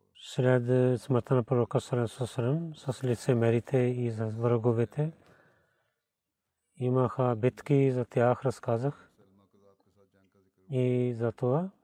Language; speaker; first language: Bulgarian; non-native, learner; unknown